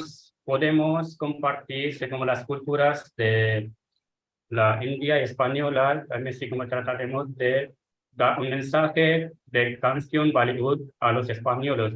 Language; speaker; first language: Spanish; non-native, fluent; Hindi